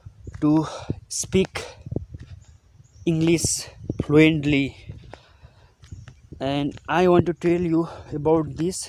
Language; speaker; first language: English; non-native, local second language; Nepali